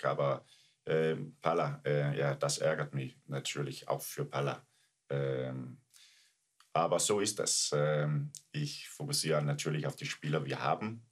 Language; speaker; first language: German; non-native, learner; Danish